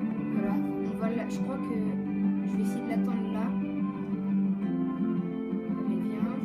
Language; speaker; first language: French; native; French